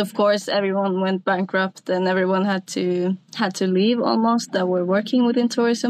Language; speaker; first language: English; non-native, fluent; Norwegian